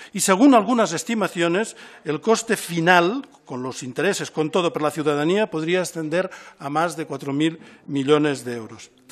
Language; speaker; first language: Spanish; non-native, local second language; Catalan